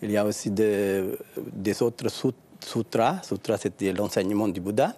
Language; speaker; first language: French; non-native, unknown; Sinhala